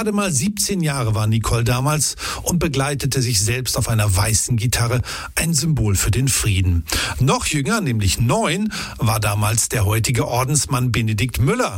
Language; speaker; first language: German; native; German